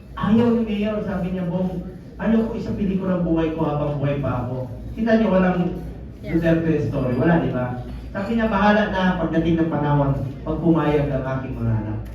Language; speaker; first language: Filipino; non-native, local second language; Cebuano